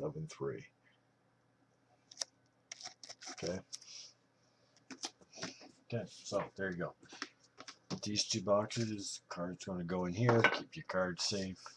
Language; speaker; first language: English; native; English